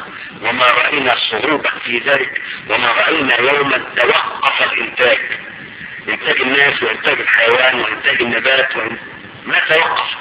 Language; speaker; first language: Arabic; native; Arabic